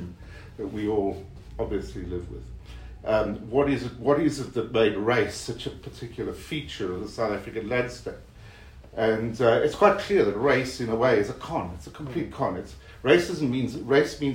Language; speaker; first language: English; native; English